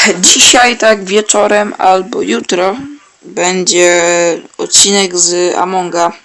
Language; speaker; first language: Polish; native; Polish